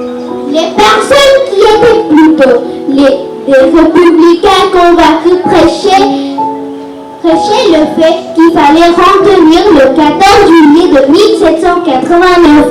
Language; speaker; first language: French; non-native, learner; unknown